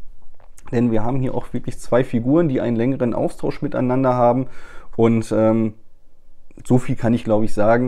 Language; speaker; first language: German; native; German